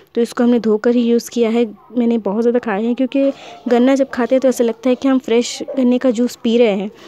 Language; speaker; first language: Hindi; non-native, local second language; Urdu